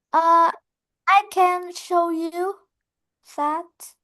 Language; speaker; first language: English; non-native, learner; Vietnamese